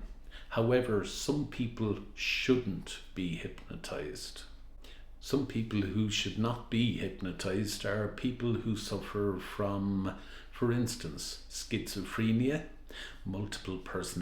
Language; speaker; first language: English; native; English